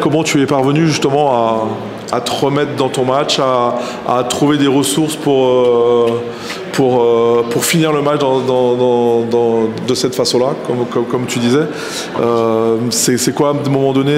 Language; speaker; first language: French; native; French